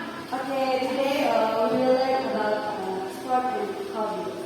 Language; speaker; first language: English; non-native, learner; Indonesian